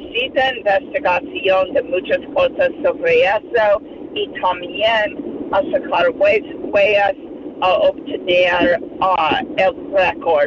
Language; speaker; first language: Spanish; non-native, learner; English